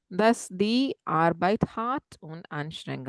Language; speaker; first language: German; non-native, fluent; Tamil